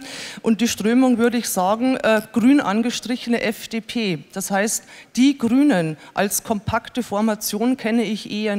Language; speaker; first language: German; native; German